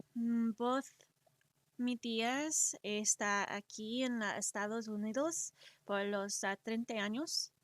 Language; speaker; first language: Spanish; early bilingual, other home language; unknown